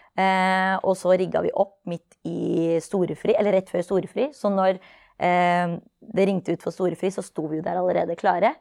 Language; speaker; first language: Norwegian; early bilingual, other home language; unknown